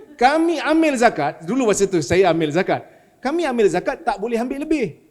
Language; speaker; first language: Malay; native; Malay